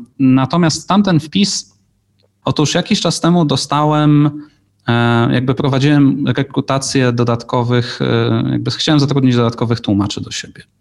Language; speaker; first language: Polish; native; Polish